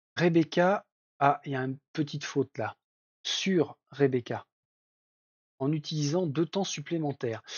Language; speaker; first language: French; native; French